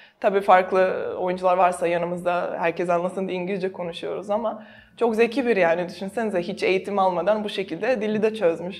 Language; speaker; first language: Turkish; non-native, fluent; Serbian